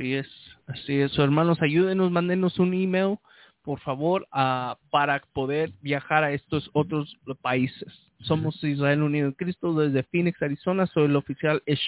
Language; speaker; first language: Spanish; early bilingual, heritage; Spanish